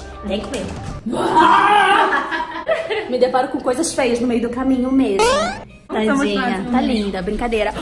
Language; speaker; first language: Portuguese; native; Portuguese